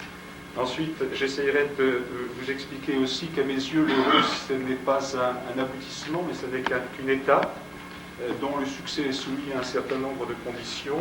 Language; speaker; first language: French; native; French